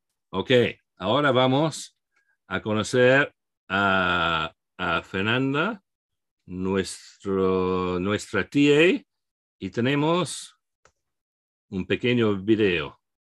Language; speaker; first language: Spanish; non-native, fluent; English